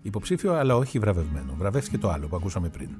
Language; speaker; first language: Greek; native; Greek